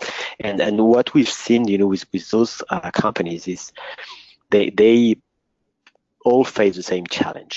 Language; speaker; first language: English; non-native, fluent; French